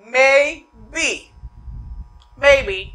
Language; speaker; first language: English; non-native, fluent; Haitian Creole